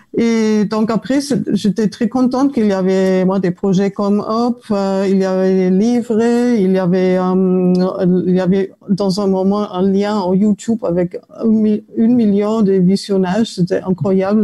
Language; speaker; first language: French; non-native, fluent; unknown